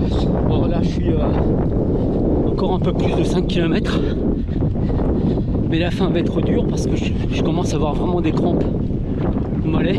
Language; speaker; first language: French; native; French